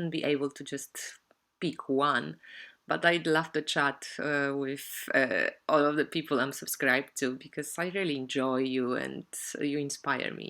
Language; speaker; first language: English; non-native, fluent; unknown